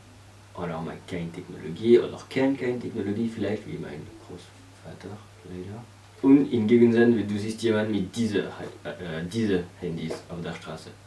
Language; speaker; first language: German; non-native, learner; French